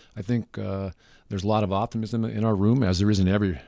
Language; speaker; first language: English; native; English